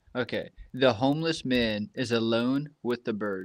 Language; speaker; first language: English; native; English